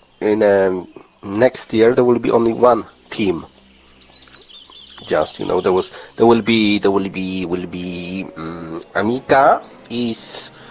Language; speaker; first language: English; non-native, learner; Polish